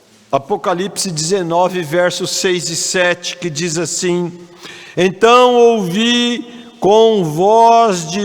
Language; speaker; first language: Portuguese; native; Portuguese